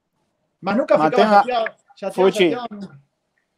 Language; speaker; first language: Portuguese; non-native, fluent; Spanish